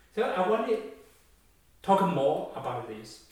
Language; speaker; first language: English; non-native, fluent; Chinese